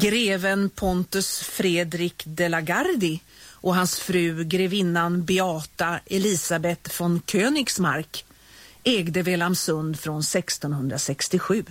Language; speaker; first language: Swedish; native; Swedish